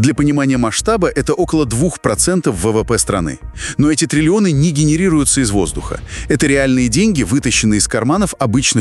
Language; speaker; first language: Russian; native; Russian